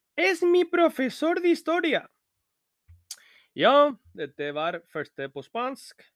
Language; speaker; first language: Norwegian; non-native, learner; Spanish